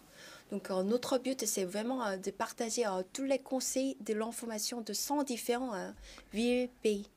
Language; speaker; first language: French; non-native, fluent; Korean